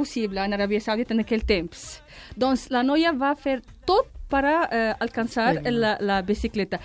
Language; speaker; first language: Catalan; non-native, fluent; Arabic